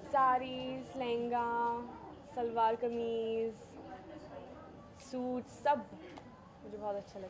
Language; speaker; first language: Hindi; non-native, fluent; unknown